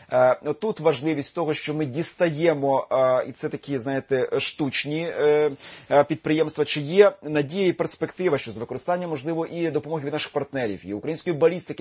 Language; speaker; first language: Ukrainian; native; Ukrainian